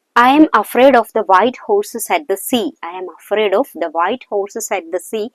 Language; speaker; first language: English; non-native, local second language; Malayalam